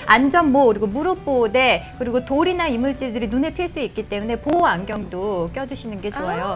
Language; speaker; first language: Korean; native; Korean